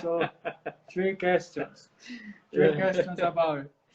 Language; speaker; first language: English; non-native, learner; Portuguese